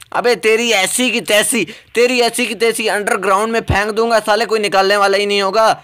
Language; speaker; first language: Hindi; native; Hindi